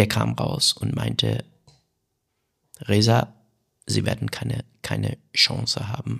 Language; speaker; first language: German; non-native, fluent; Persian